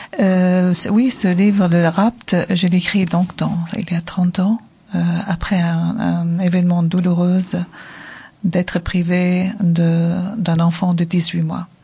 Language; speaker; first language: French; non-native, fluent; Arabic